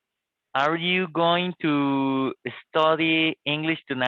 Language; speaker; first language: English; non-native, learner; Spanish